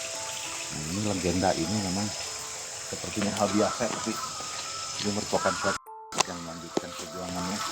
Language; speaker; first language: Indonesian; native; Indonesian